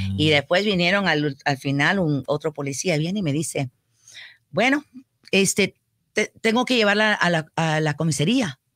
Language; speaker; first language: Spanish; early bilingual, heritage; Spanish